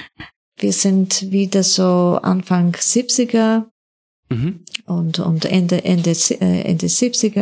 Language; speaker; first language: German; non-native, fluent; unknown